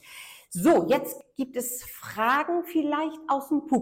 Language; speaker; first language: German; native; German